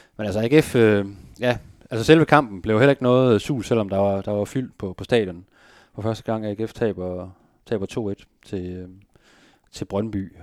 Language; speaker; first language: Danish; native; Danish